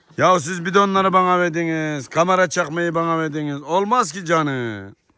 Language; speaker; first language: Turkish; native; Turkish